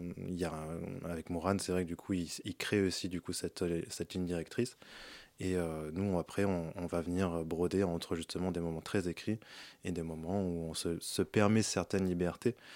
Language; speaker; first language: French; native; French